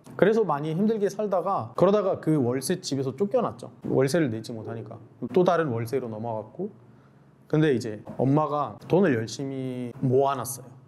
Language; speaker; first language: Korean; non-native, fluent; Arabic